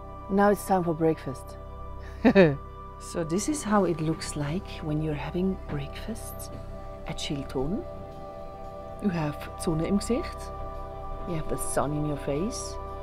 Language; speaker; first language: English; non-native, fluent; German